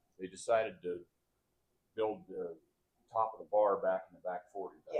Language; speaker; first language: English; native; English